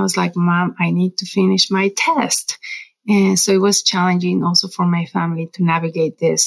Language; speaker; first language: English; non-native, fluent; Spanish